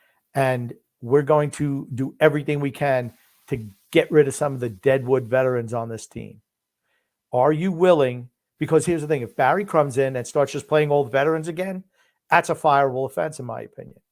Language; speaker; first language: English; native; English